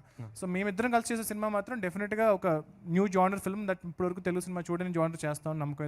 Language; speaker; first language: Telugu; native; Telugu